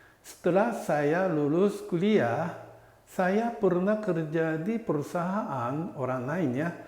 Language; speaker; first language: Indonesian; non-native, fluent; Japanese